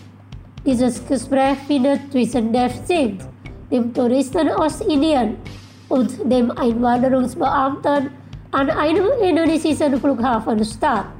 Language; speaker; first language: German; non-native, fluent; Indonesian